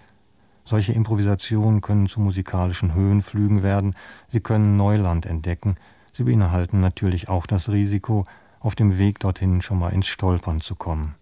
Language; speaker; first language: German; native; German